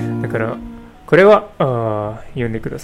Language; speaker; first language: Japanese; non-native, learner; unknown